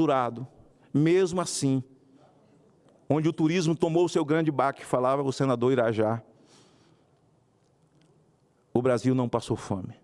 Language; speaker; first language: Portuguese; native; Portuguese